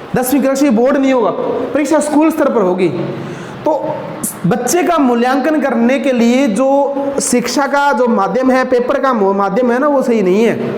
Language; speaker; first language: Hindi; non-native, local second language; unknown